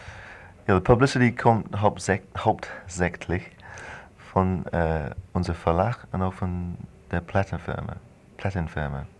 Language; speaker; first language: German; non-native, fluent; English